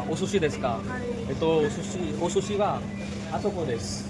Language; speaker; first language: Japanese; non-native, learner; Marathi